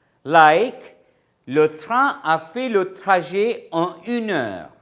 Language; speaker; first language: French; non-native, fluent; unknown